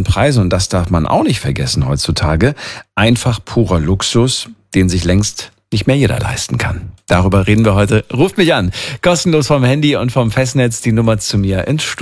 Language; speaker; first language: German; native; German